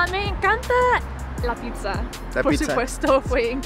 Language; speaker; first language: Spanish; non-native, fluent; English